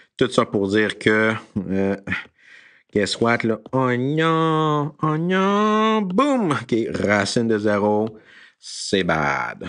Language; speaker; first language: French; native; French